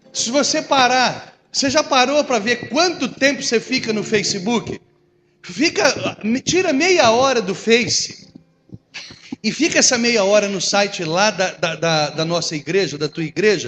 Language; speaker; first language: Portuguese; native; Portuguese